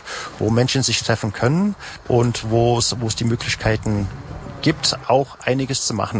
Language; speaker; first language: German; native; German